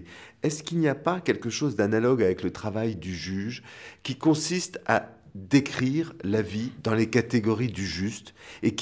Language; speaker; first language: French; native; French